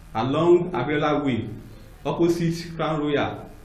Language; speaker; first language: English; non-native, local second language; Yoruba